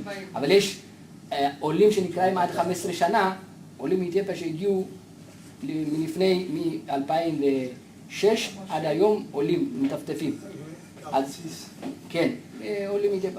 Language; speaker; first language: Hebrew; non-native, fluent; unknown